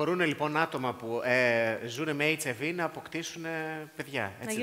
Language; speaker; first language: Greek; native; Greek